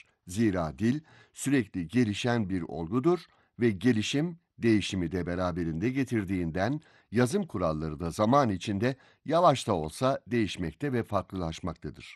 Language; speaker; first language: Turkish; native; Turkish